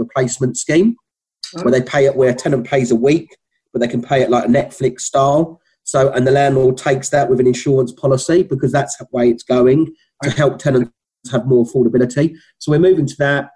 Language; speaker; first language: English; native; English